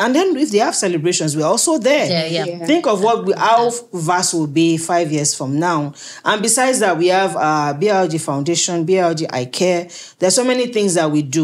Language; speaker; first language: English; native; English